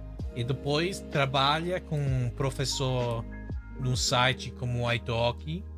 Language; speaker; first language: Portuguese; non-native, fluent; English